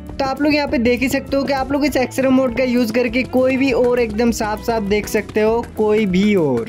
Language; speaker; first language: Hindi; non-native, local second language; Bangla